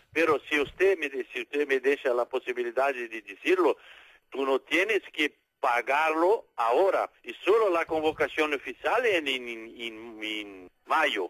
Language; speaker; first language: Spanish; non-native, fluent; Portuguese